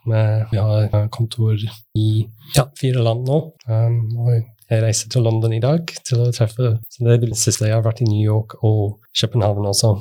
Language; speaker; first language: Norwegian; non-native, fluent; English